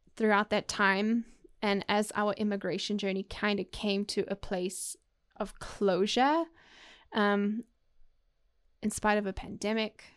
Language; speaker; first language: English; native; English